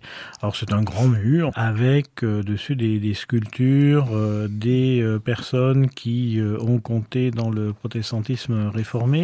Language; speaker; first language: French; native; French